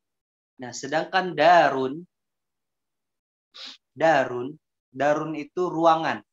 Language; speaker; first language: Indonesian; native; Indonesian